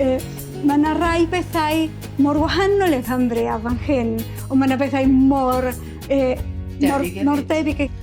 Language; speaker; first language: Welsh; non-native, fluent; Spanish